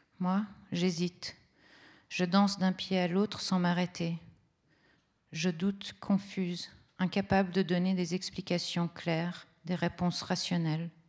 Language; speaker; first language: French; early bilingual, other home language; Italian